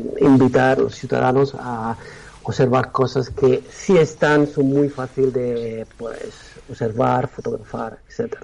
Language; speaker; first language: Spanish; non-native, fluent; Italian